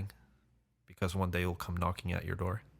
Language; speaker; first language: English; native; English